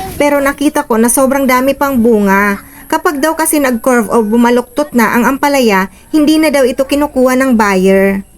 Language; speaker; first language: Filipino; non-native, local second language; Bikol